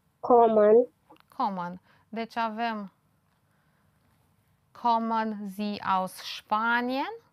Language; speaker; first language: German; non-native, fluent; Romanian